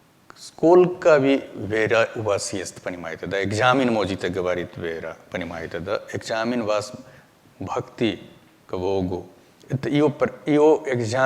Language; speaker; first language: Russian; non-native, learner; Hindi